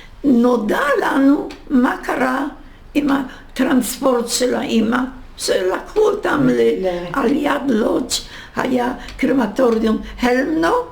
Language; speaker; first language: Hebrew; non-native, fluent; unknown